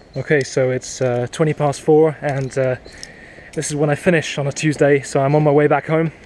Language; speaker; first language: English; native; English